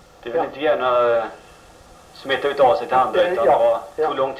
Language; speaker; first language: Swedish; native; Swedish